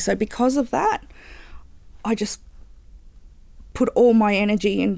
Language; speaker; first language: English; native; English